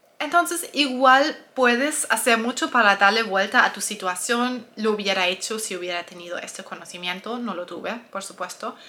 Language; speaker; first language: Spanish; non-native, fluent; German